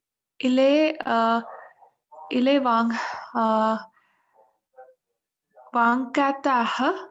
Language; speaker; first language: French; non-native, learner; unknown